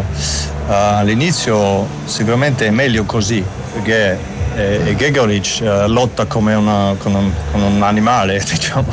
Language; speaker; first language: Italian; non-native, learner; German